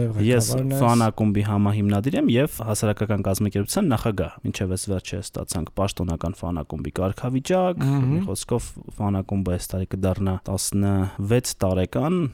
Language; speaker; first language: Armenian; native; Armenian